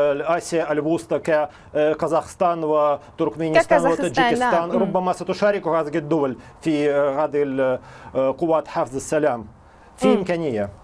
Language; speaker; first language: Arabic; non-native, fluent; Russian